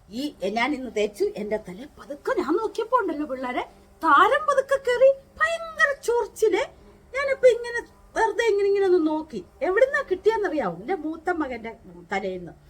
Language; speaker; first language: Malayalam; native; Malayalam